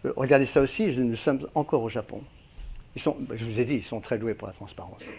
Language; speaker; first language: French; native; French